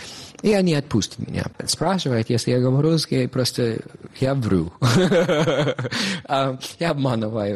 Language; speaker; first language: Russian; non-native, fluent; English